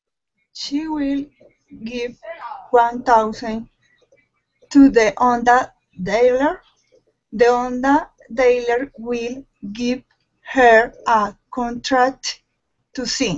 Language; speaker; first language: English; non-native, learner; Spanish